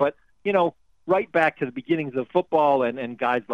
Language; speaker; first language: English; native; English